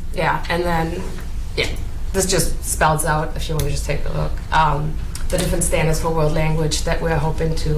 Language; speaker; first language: English; non-native, fluent; German